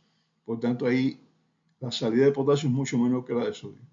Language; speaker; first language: Spanish; native; Spanish